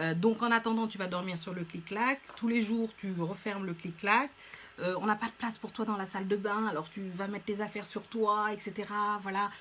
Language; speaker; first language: French; non-native, local second language; Fula